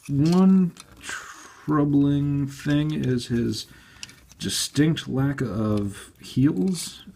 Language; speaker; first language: English; native; English